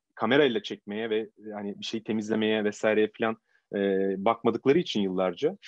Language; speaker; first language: Turkish; native; Turkish